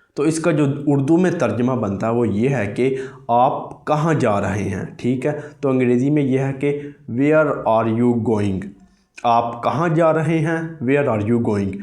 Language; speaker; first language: Urdu; non-native, local second language; Punjabi